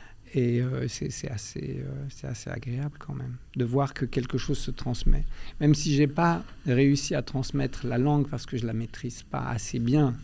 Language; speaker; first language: French; early bilingual, other home language; Albanian